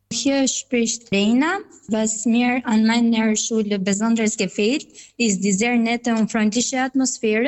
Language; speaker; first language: German; non-native, fluent; Albanian